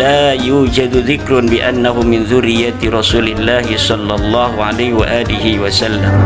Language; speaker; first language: Arabic; non-native, fluent; Indonesian